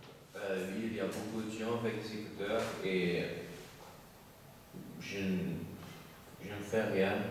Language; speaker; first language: French; non-native, learner; Dutch